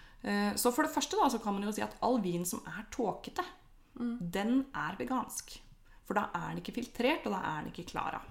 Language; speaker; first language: Norwegian; native; Norwegian